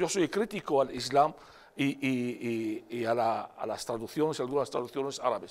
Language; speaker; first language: Spanish; non-native, fluent; Arabic